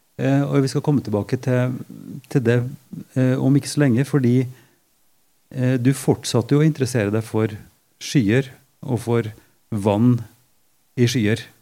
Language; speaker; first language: Norwegian; native; Norwegian